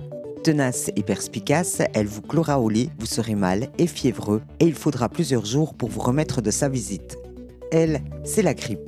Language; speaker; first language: French; native; French